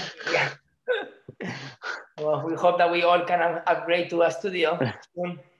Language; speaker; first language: English; non-native, fluent; Spanish